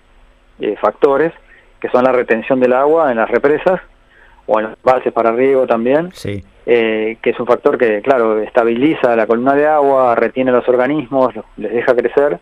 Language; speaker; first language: Spanish; native; Spanish